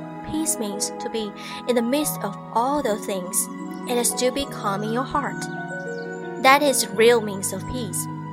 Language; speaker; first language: English; non-native, fluent; Chinese